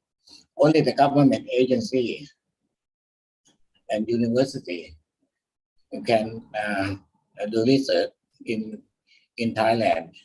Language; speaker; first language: English; non-native, learner; Thai